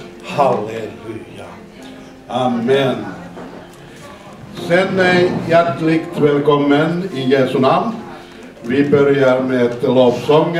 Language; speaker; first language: Swedish; non-native, fluent; Finnish